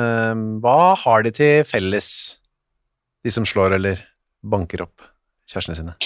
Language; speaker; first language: Norwegian; native; Norwegian